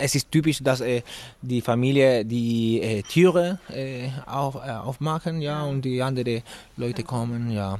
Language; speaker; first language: German; non-native, learner; Spanish